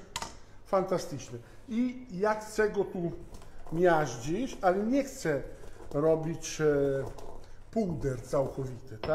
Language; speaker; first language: Polish; non-native, fluent; Italian